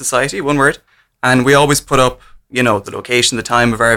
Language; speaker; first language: English; native; English